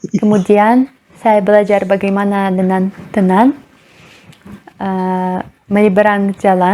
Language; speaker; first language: Indonesian; non-native, fluent; Russian